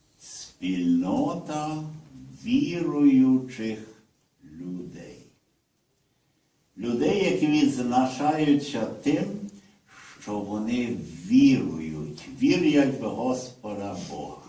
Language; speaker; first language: Ukrainian; early bilingual, heritage; Ukrainian